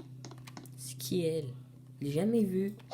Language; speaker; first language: French; native; French